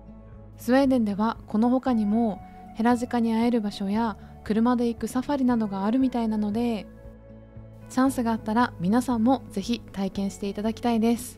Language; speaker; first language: Japanese; native; Japanese